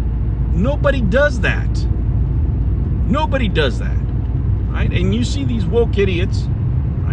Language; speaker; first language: English; native; English